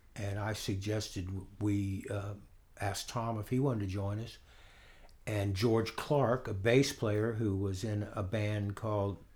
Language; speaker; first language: English; native; English